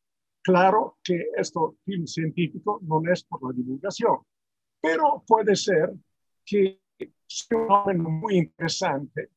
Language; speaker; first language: Spanish; non-native, fluent; Italian